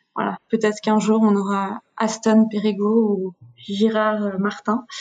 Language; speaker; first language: French; native; French